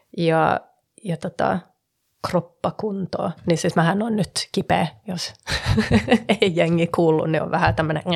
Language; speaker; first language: Finnish; early bilingual, heritage; Finnish